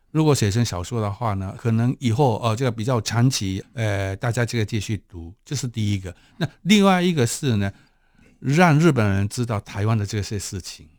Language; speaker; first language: Chinese; non-native, fluent; Japanese